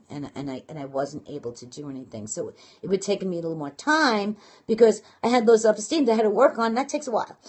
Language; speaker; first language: English; native; English